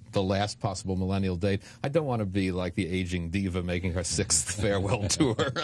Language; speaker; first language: English; native; English